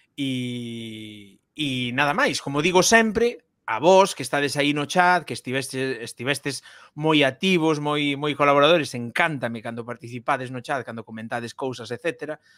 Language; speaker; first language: Galician; non-native, local second language; Spanish